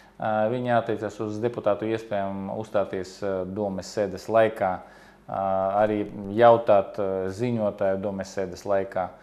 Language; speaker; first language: Latvian; native; Latvian